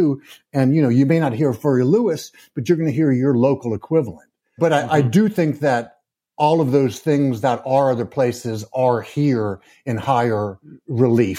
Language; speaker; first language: English; native; English